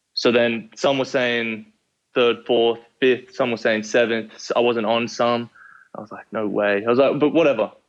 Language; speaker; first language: English; native; English